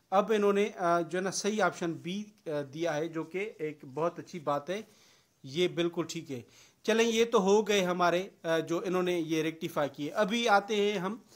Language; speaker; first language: Urdu; non-native, local second language; Sindhi